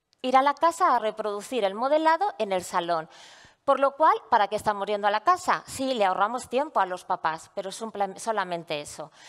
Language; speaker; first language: Spanish; native; Spanish